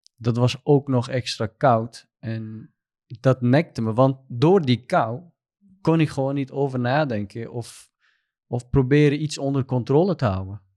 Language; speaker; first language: Dutch; non-native, fluent; Kurdish